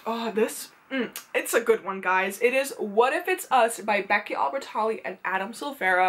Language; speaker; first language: English; non-native, fluent; Dutch